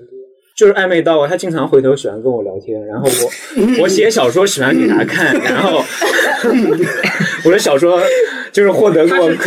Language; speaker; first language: Chinese; native; Chinese